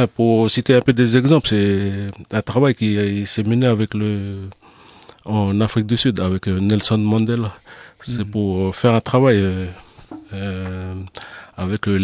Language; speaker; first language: French; native; French